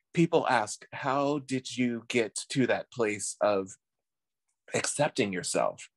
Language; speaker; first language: English; native; English